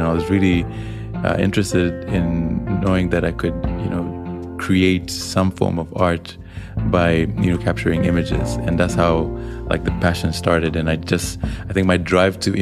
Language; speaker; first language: English; non-native, local second language; Swahili